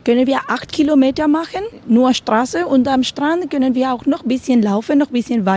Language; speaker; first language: German; non-native, learner; Spanish